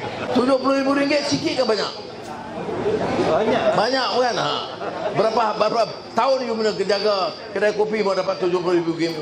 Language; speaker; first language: Malay; native; Malay